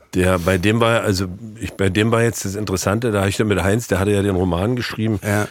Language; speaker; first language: German; native; German